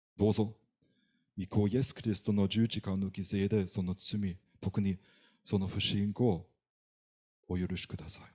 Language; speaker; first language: Japanese; non-native, fluent; German